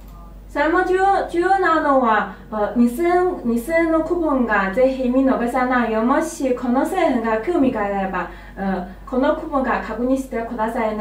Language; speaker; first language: Japanese; non-native, learner; Chinese